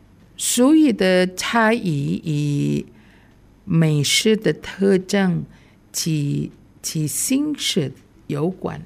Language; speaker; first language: Chinese; non-native, fluent; Indonesian